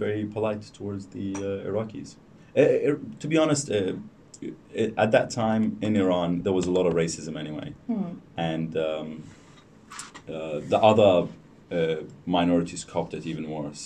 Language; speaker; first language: English; non-native, fluent; Persian